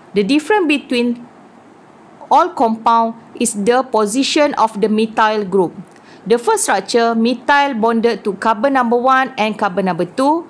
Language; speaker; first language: English; non-native, local second language; Malay